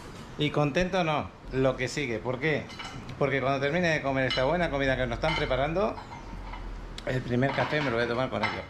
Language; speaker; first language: Spanish; native; Spanish